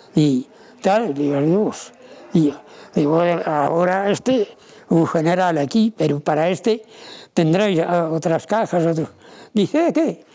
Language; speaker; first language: Spanish; non-native, local second language; Galician